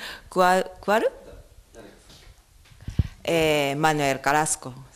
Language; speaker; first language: Spanish; non-native, learner; Japanese